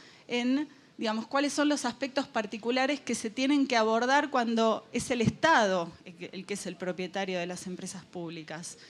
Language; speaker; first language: Spanish; native; Spanish